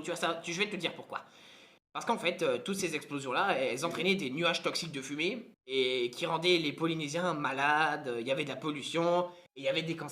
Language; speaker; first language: French; native; French